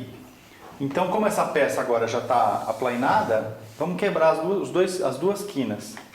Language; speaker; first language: Portuguese; native; Portuguese